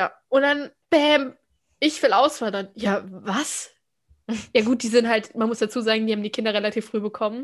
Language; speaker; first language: German; native; German